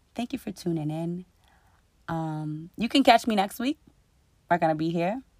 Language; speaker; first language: English; native; English